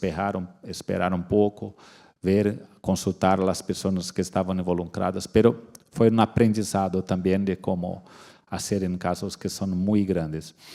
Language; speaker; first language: Spanish; non-native, fluent; Portuguese